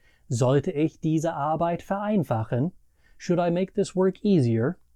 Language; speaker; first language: German; non-native, fluent; English